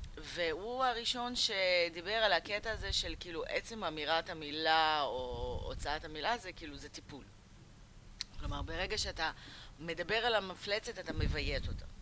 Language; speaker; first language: Hebrew; early bilingual, other home language; Russian